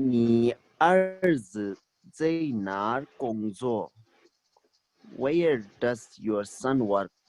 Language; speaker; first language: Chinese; non-native, fluent; Urdu